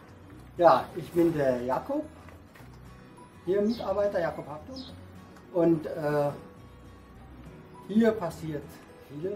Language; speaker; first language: German; non-native, learner; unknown